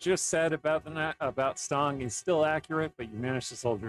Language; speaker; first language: English; native; English